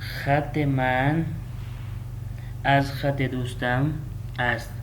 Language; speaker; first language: Persian; non-native, fluent; Urdu